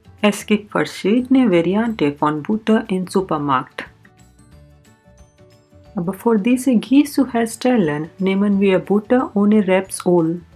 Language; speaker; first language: German; non-native, learner; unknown